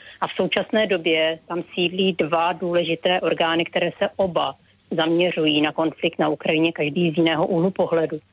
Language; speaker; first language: Czech; native; Czech